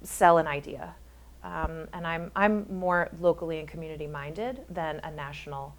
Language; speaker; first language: English; native; English